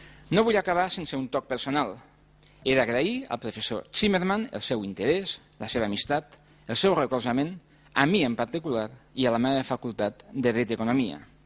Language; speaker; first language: Catalan; native; Catalan